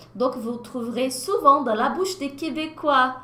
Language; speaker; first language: French; non-native, fluent; Portuguese